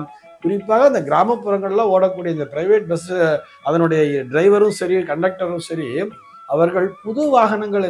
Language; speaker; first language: Tamil; native; Tamil